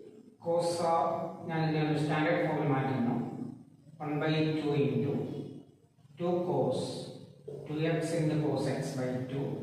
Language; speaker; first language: English; non-native, local second language; Malayalam